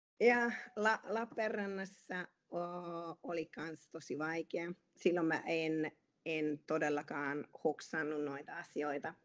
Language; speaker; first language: Finnish; non-native, fluent; Hungarian